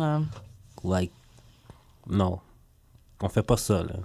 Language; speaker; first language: French; native; French